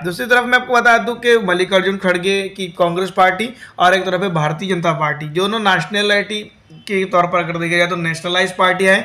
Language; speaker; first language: Hindi; native; Hindi